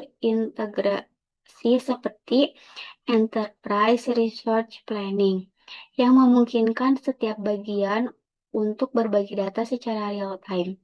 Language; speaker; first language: Indonesian; native; Indonesian